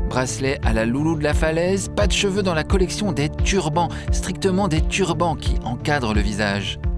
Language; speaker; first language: French; native; French